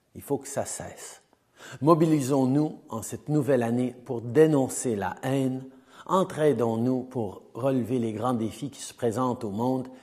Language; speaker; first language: French; early bilingual, heritage; French